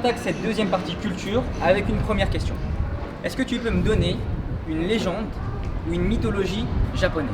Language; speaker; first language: French; native; French